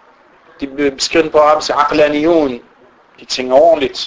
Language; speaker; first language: Danish; non-native, fluent; Arabic